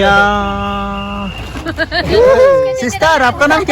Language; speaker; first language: Hindi; non-native, local second language; Bodo